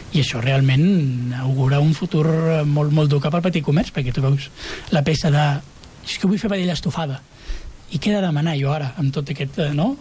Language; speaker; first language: Catalan; native; Catalan